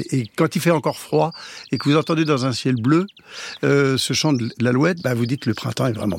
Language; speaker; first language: French; native; French